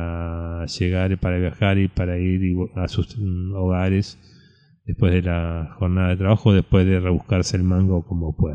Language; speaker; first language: Spanish; native; Spanish